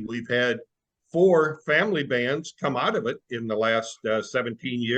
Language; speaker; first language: English; native; English